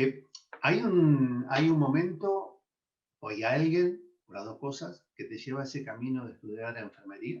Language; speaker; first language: Spanish; native; Spanish